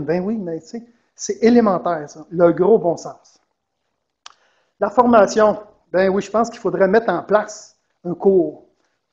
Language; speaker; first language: French; native; French